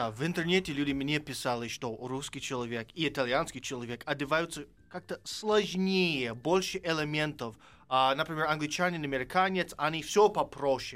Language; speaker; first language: Russian; non-native, fluent; English